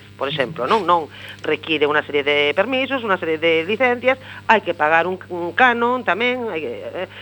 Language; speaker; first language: Galician; non-native, local second language; Spanish